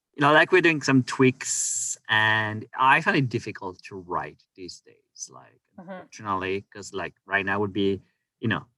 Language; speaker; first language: English; non-native, fluent; French